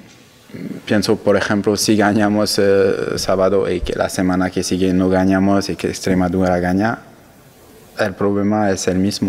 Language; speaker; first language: Spanish; non-native, learner; French